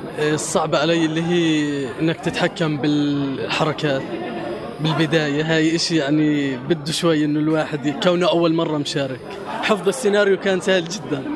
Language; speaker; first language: Arabic; non-native, fluent; Spanish